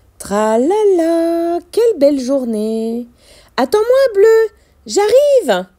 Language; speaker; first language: French; native; French